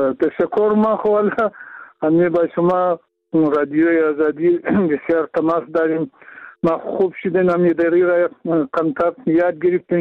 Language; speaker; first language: Persian; non-native, local second language; Pashto